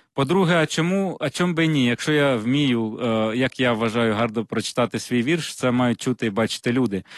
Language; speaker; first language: Ukrainian; non-native, local second language; Russian